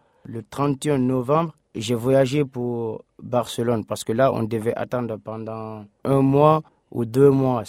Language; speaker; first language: French; non-native, local second language; Fula